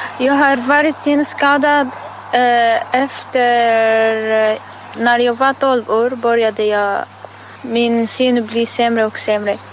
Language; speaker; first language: Swedish; non-native, learner; Arabic